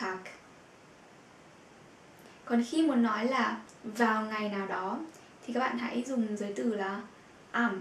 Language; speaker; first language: Vietnamese; native; Vietnamese